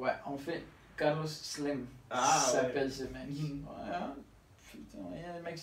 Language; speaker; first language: French; non-native, learner; Spanish